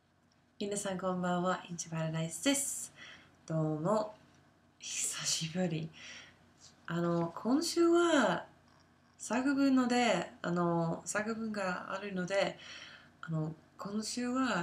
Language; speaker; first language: Japanese; non-native, learner; English